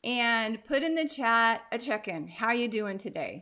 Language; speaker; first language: English; native; English